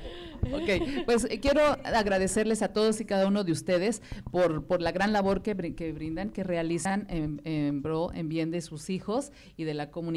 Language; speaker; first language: Spanish; native; Spanish